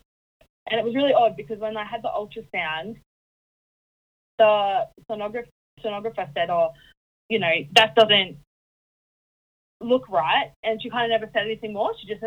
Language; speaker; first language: English; native; English